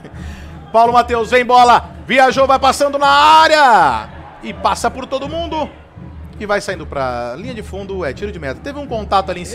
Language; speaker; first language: Portuguese; native; Portuguese